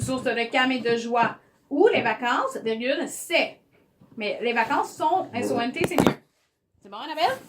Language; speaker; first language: French; native; French